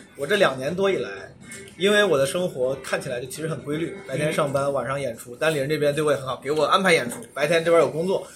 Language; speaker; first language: Chinese; native; Chinese